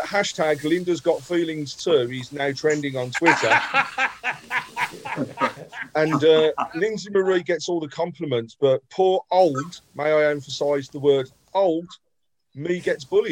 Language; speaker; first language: English; native; English